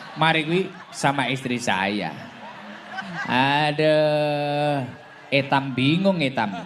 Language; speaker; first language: Indonesian; non-native, local second language; Javanese